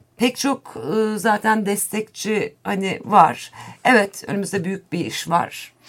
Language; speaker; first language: Turkish; native; Turkish